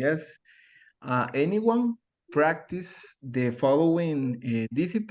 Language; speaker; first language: English; non-native, learner; Spanish